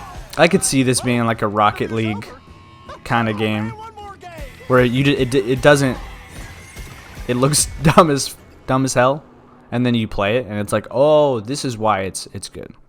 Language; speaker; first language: English; native; English